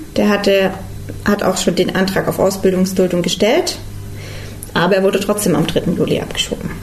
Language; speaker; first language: German; native; German